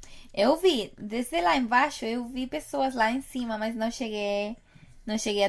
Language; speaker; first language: Portuguese; non-native, fluent; Spanish